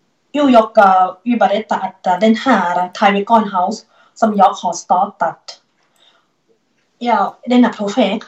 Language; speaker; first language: Swedish; non-native, learner; Thai